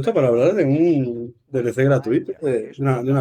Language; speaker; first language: Spanish; native; Spanish